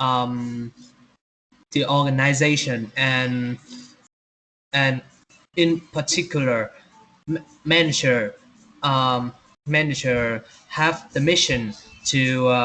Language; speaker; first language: English; non-native, learner; Vietnamese